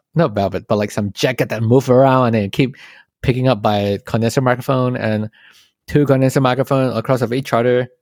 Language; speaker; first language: English; non-native, local second language; Chinese